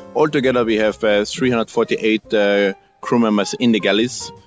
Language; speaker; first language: English; non-native, fluent; German